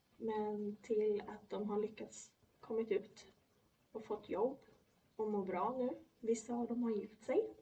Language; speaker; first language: Swedish; early bilingual, other home language; Polish